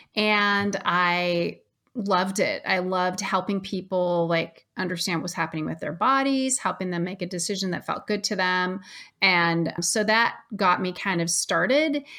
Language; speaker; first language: English; native; English